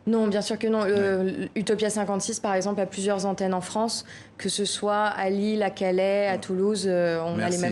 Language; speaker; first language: French; native; French